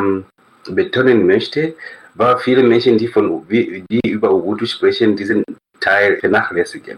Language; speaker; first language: German; non-native, fluent; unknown